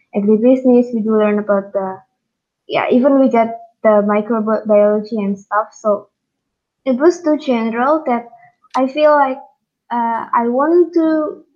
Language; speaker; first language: English; non-native, fluent; Indonesian